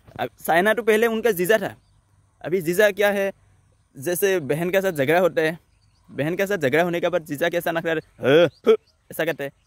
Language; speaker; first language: Hindi; non-native, local second language; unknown